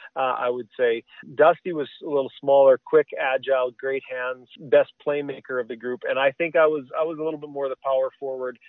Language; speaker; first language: English; native; English